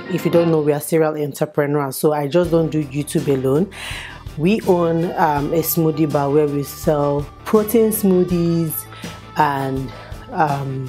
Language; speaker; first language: English; non-native, local second language; Igbo